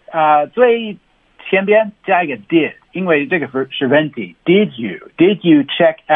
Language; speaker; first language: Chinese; non-native, learner; English